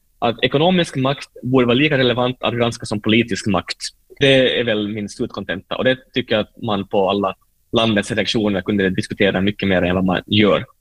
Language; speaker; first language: Swedish; native; Swedish